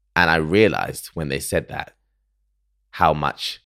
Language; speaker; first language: English; early bilingual, other home language; Akan